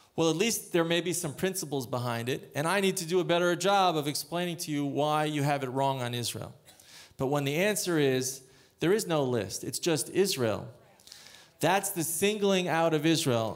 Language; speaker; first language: English; native; English